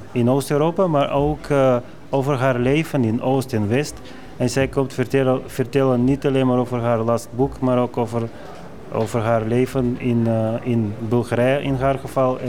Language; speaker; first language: Dutch; non-native, fluent; Bulgarian